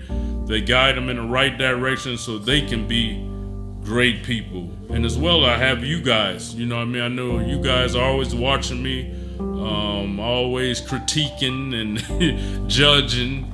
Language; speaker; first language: English; native; English